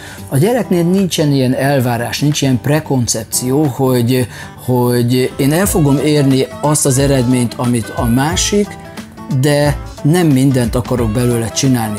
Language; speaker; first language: Hungarian; native; Hungarian